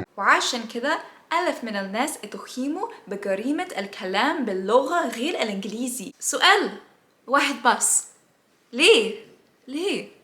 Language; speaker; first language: Egyptian Arabic; non-native, learner; English